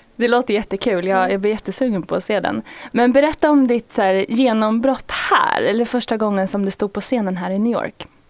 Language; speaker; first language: Swedish; native; Swedish